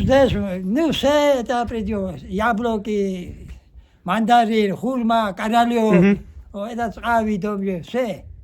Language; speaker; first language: Russian; non-native, learner; Georgian